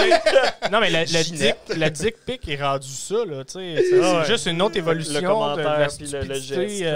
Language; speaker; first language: French; native; French